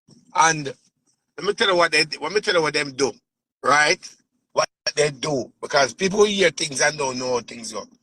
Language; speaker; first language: English; native; English